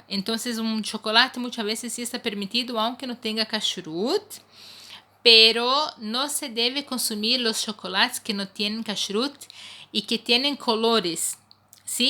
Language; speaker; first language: Spanish; non-native, fluent; Portuguese